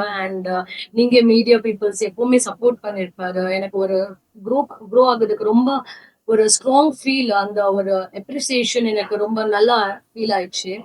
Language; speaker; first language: Tamil; non-native, learner; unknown